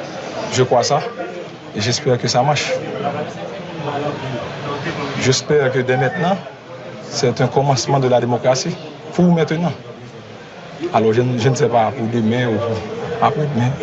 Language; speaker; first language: French; non-native, local second language; Haitian Creole